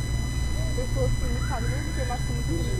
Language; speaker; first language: Portuguese; native; Portuguese